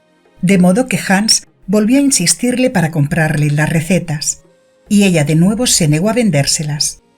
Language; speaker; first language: Spanish; native; Spanish